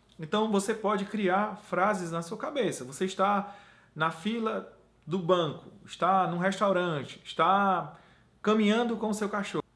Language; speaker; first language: Portuguese; native; Portuguese